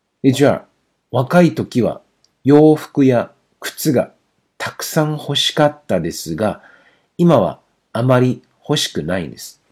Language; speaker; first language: Japanese; non-native, fluent; Chinese